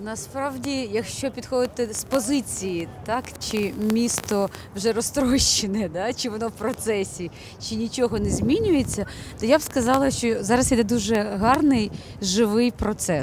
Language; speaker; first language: Ukrainian; native; Ukrainian